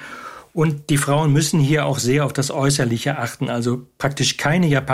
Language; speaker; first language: German; native; German